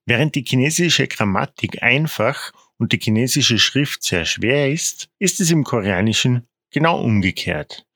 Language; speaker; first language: German; non-native, fluent; Korean